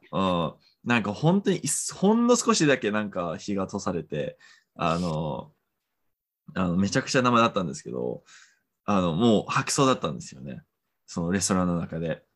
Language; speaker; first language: Japanese; non-native, fluent; Romanian